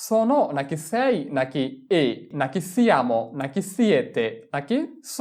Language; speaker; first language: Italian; non-native, fluent; Bangla